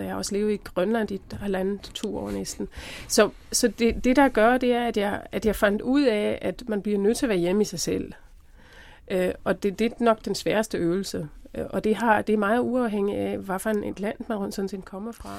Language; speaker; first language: Danish; non-native, fluent; German